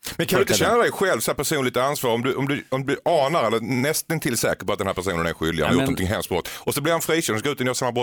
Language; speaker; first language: Swedish; native; Swedish